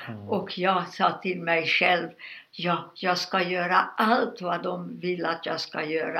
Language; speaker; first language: Swedish; non-native, fluent; Hungarian